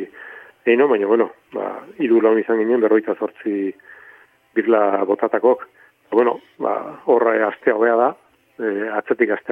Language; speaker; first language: Basque; native; Basque